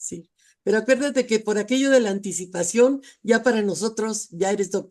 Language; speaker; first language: Spanish; native; Spanish